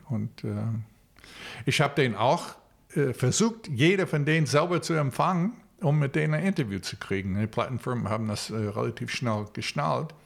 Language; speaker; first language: German; non-native, fluent; English